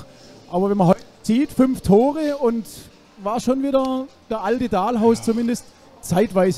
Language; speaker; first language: German; native; German